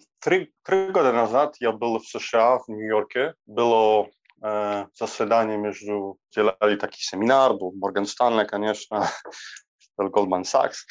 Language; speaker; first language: Russian; non-native, learner; Polish